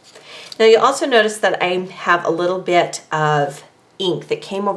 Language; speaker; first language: English; native; English